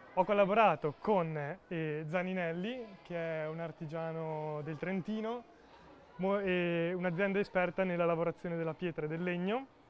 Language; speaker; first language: Italian; native; Italian